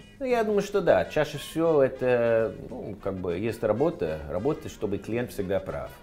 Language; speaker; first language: Russian; non-native, fluent; English